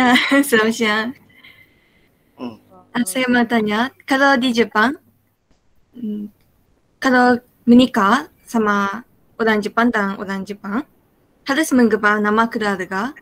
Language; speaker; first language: Indonesian; non-native, learner; Japanese